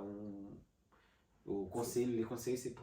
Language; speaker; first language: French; non-native, learner; Portuguese